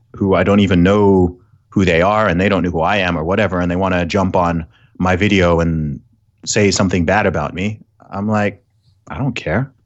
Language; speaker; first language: English; early bilingual, other home language; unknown